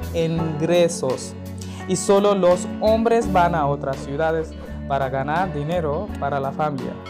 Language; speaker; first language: Spanish; non-native, learner; Hindi